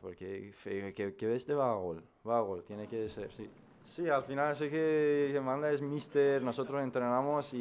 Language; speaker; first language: Spanish; non-native, fluent; Persian